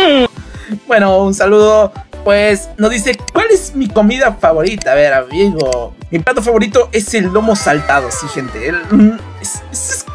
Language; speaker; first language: Spanish; native; Spanish